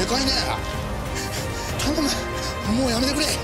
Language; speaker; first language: Japanese; native; Japanese